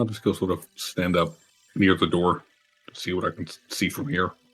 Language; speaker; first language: English; native; English